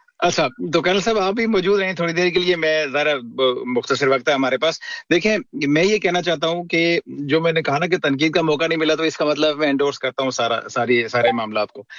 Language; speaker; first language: Urdu; non-native, local second language; Pahari-Potwari